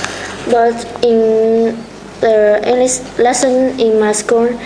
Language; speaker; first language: English; non-native, learner; Vietnamese